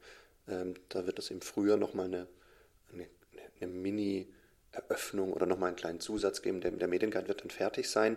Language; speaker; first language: German; native; German